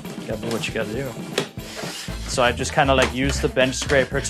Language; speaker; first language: English; native; English